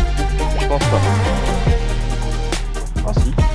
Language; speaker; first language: French; native; French